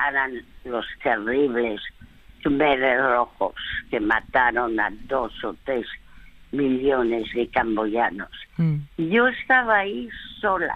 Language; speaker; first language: Spanish; non-native, fluent; French